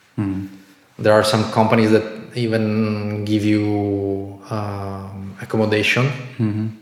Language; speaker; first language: English; non-native, fluent; Italian